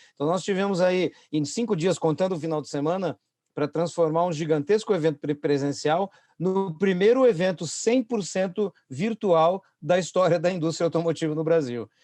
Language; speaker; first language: Portuguese; native; Portuguese